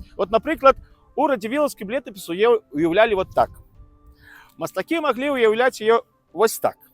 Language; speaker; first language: Belarusian; native; Belarusian